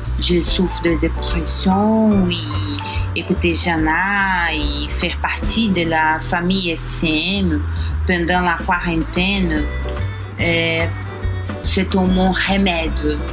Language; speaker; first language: French; non-native, learner; Portuguese